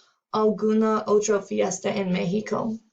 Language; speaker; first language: Spanish; non-native, learner; English